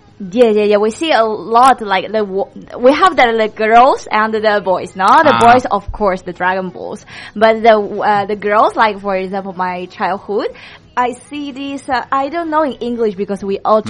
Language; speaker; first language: English; non-native, learner; Chinese